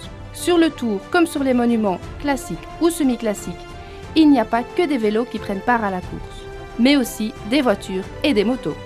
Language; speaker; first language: French; native; French